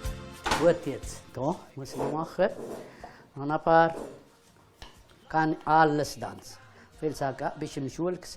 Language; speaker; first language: German; non-native, fluent; Italian